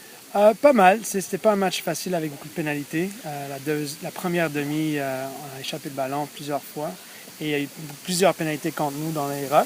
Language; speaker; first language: French; native; French